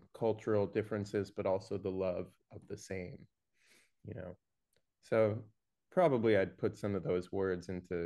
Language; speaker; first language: English; native; English